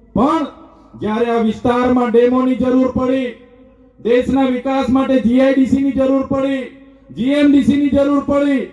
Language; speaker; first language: Gujarati; non-native, local second language; Vasavi